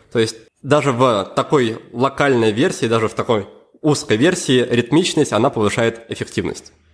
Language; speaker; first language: Russian; native; Russian